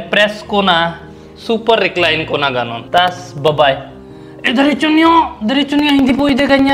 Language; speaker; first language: Filipino; non-native, learner; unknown